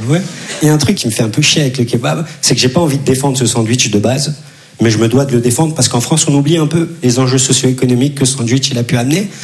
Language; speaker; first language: French; early bilingual, other home language; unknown